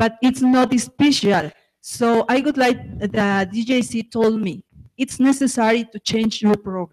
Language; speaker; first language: English; non-native, fluent; Spanish